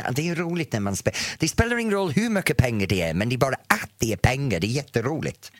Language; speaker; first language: Swedish; non-native, fluent; English